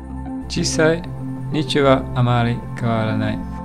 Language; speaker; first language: Japanese; non-native, learner; English